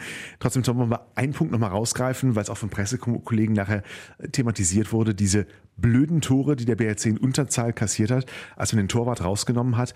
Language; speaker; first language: German; native; German